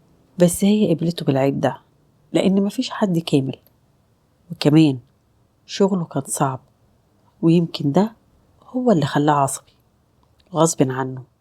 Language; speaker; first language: Arabic; native; Arabic